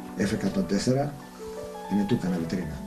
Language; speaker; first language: Bulgarian; non-native, learner; Greek